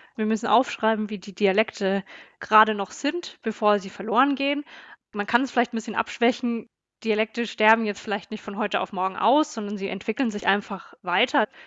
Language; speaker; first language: German; native; German